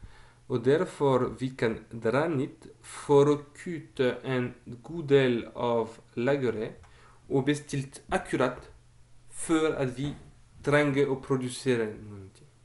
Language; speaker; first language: Norwegian; non-native, fluent; French